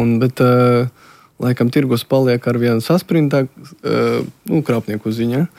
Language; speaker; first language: Latvian; non-native, local second language; Russian